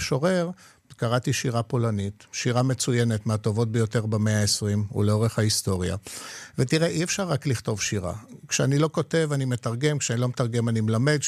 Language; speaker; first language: Hebrew; non-native, local second language; Polish